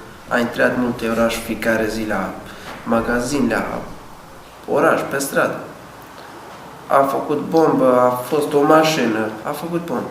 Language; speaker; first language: Romanian; non-native, learner; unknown